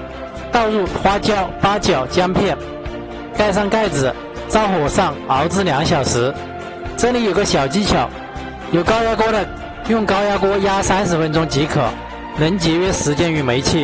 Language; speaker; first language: Chinese; native; Chinese